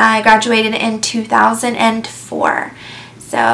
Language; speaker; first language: English; native; English